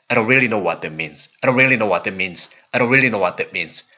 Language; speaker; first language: English; non-native, learner; Korean